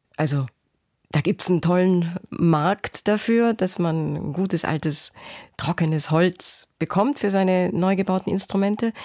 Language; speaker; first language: German; native; German